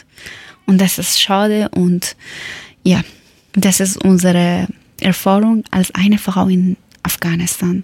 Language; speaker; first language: German; non-native, learner; Persian